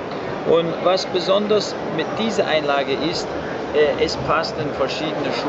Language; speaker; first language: German; non-native, fluent; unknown